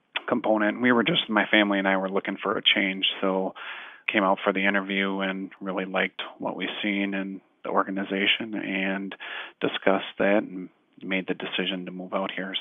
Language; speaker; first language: English; native; English